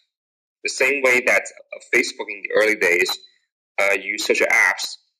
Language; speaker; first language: English; native; English